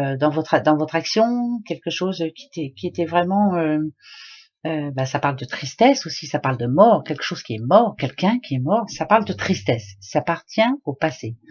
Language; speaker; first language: French; native; French